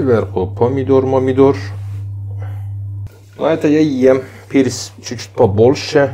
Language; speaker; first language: Russian; non-native, learner; Turkish